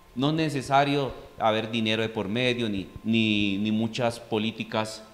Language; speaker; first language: Spanish; native; Spanish